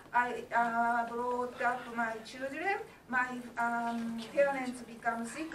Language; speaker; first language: English; non-native, learner; Japanese